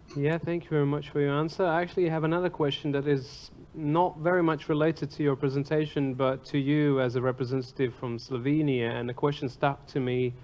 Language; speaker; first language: English; non-native, fluent; Latvian